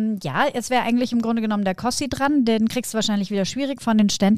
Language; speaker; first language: German; native; German